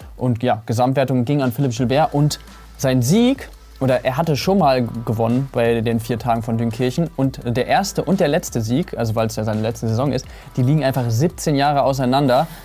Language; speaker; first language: German; native; German